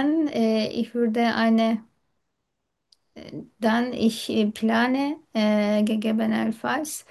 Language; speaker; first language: German; non-native, learner; Turkish